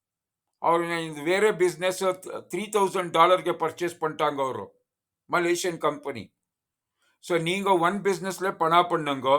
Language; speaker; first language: Tamil; non-native, learner; Kannada